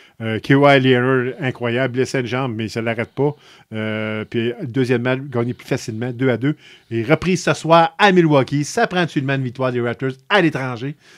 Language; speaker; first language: French; native; French